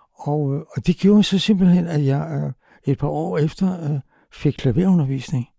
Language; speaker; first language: Danish; native; Danish